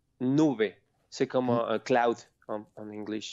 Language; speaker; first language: French; non-native, learner; Spanish